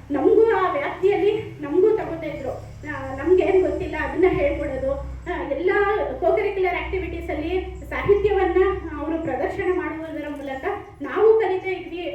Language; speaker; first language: Kannada; non-native, local second language; Urdu